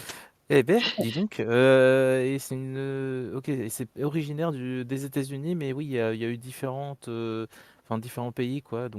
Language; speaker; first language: French; native; French